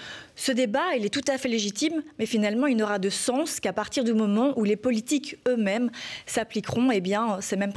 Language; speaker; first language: French; native; French